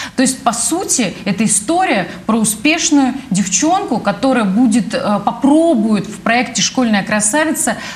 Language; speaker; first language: Russian; native; Russian